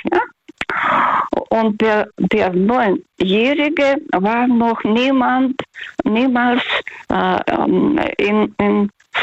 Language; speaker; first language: German; non-native, fluent; Russian